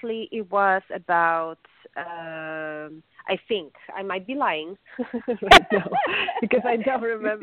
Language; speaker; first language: English; non-native, fluent; Polish